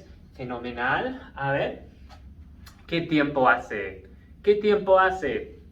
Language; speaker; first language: Spanish; non-native, fluent; English